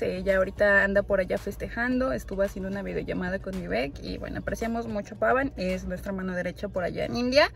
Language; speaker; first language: Spanish; native; Spanish